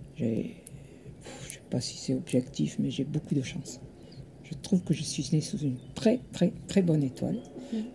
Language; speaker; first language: French; early bilingual, other home language; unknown